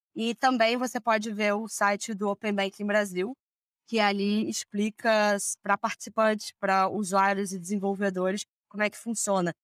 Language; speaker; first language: Portuguese; native; Portuguese